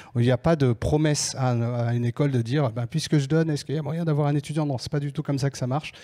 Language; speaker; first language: French; native; French